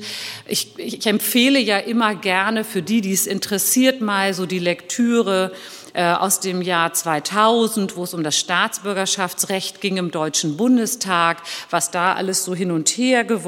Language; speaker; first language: German; early bilingual, other home language; Turkish